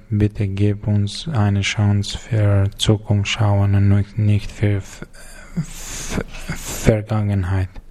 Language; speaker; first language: German; non-native, learner; Albanian